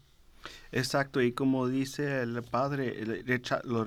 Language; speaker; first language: Spanish; early bilingual, heritage; Spanish